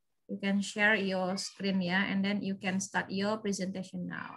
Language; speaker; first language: English; non-native, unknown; Indonesian